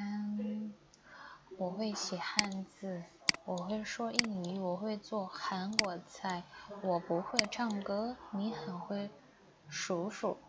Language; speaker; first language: Chinese; non-native, fluent; Indonesian